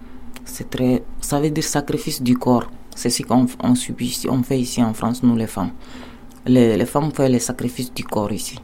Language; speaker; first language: French; non-native, local second language; Bambara